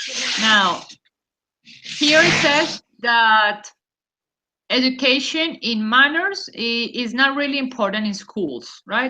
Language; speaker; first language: English; non-native, fluent; Spanish